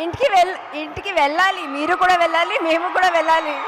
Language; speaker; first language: Telugu; non-native, fluent; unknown